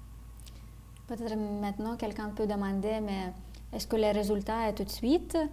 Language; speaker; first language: French; non-native, fluent; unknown